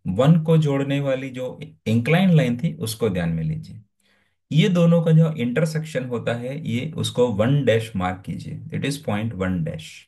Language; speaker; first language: Hindi; non-native, local second language; Gujarati